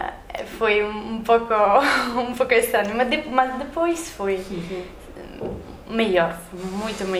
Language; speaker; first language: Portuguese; non-native, learner; Italian